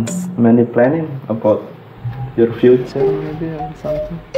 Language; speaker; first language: English; non-native, learner; Indonesian